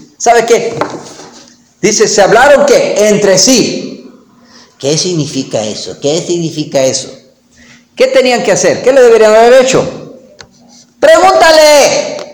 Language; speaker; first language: Spanish; non-native, fluent; English